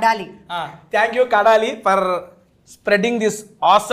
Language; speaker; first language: Telugu; native; Telugu